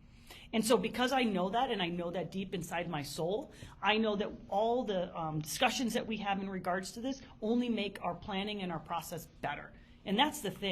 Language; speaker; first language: English; native; English